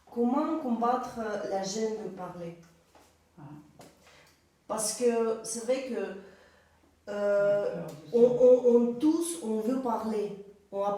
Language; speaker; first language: French; non-native, fluent; Russian